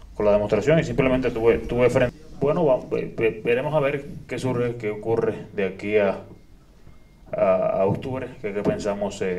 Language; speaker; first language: Spanish; native; Spanish